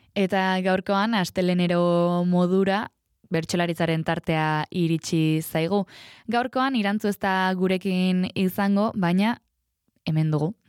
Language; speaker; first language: Basque; native; Basque